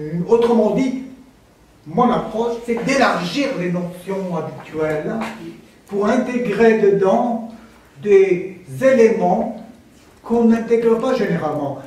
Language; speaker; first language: French; non-native, fluent; Armenian